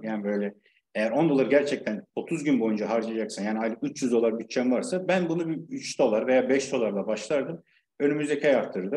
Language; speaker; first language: Turkish; native; Turkish